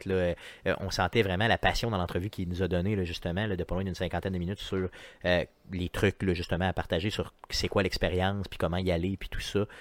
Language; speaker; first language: French; native; French